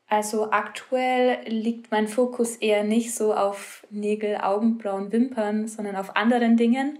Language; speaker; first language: German; native; German